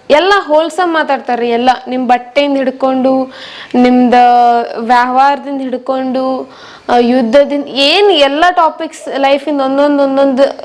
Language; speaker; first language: Kannada; non-native, local second language; Marwari